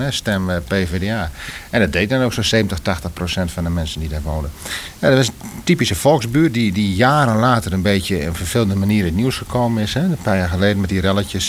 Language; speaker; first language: Dutch; native; Dutch